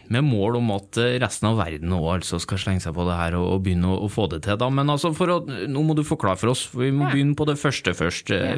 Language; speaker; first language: Norwegian; native; Norwegian